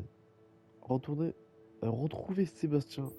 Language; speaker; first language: French; native; French